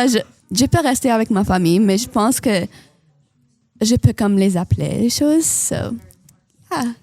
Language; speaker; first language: French; non-native, local second language; Arabic